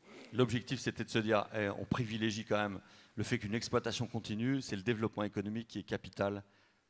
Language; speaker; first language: French; native; French